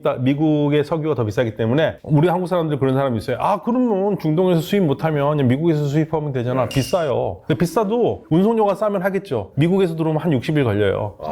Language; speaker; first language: Korean; native; Korean